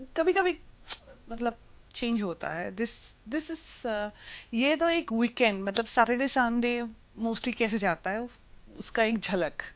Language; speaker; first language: Hindi; non-native, local second language; Assamese